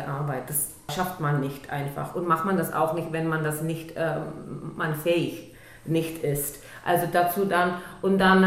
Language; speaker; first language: German; non-native, local second language; Czech